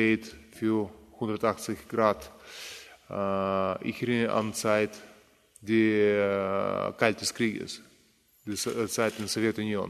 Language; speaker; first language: German; non-native, fluent; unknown